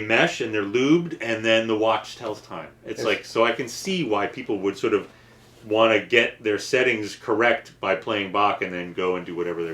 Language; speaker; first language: English; native; English